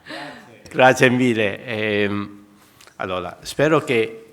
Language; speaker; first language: Italian; non-native, fluent; Chinese